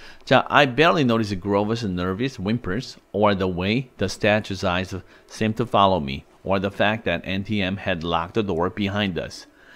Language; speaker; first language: English; non-native, fluent; Korean